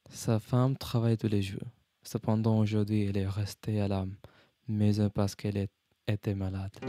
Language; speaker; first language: French; non-native, learner; English